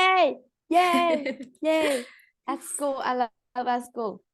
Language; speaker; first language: English; non-native, learner; Vietnamese